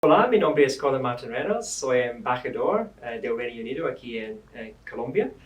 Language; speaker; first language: Spanish; non-native, fluent; English